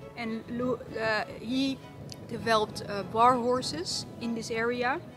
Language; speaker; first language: English; non-native, fluent; Dutch